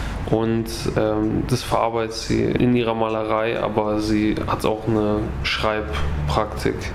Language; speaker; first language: German; native; German